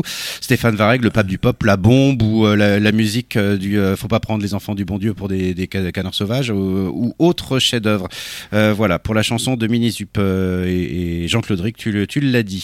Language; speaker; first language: French; native; French